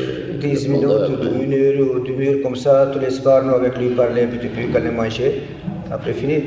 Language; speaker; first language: French; non-native, learner; Turkish